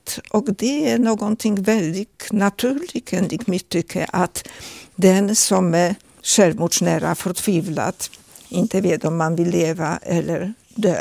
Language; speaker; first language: Swedish; non-native, fluent; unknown